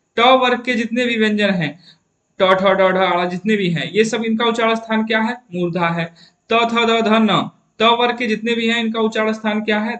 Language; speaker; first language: Hindi; native; Hindi